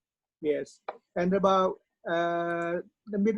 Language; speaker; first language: English; non-native, learner; Cantonese